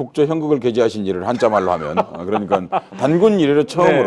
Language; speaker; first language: Korean; native; Korean